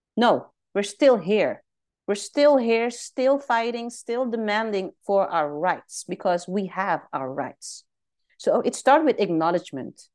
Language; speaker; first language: English; non-native, fluent; Dutch